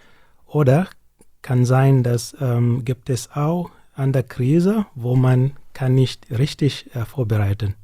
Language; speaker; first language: German; non-native, learner; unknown